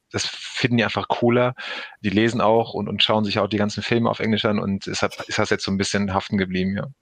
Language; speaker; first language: German; early bilingual, other home language; Turkish